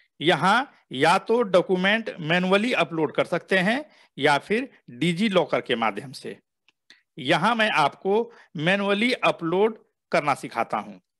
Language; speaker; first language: Hindi; native; Hindi